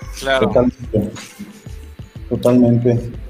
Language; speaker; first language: Spanish; native; Spanish